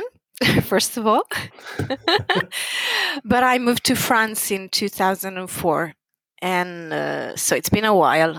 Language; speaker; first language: English; non-native, fluent; Italian